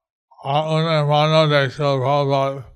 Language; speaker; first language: Spanish; non-native, learner; English